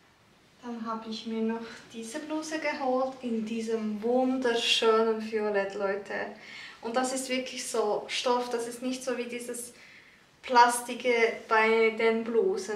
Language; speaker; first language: German; early bilingual, other home language; Turkish